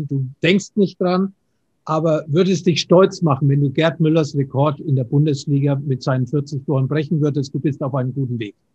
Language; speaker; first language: German; native; German